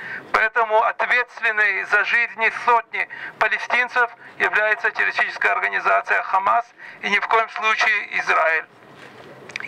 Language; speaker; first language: Russian; native; Russian